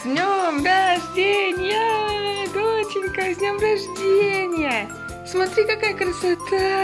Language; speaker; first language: Russian; native; Russian